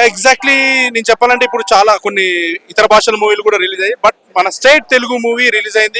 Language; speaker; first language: Telugu; native; Telugu